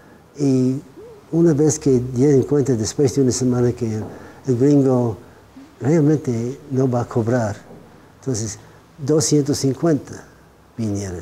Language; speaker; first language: Spanish; non-native, fluent; English